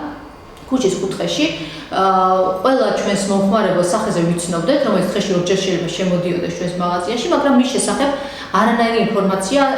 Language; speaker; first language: Georgian; native; Georgian